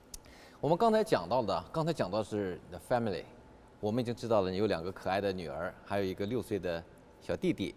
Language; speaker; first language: Chinese; native; Chinese